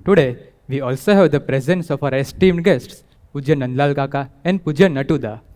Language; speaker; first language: English; non-native, local second language; Gujarati